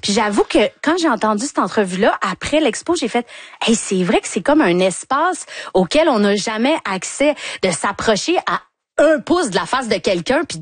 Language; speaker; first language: French; native; French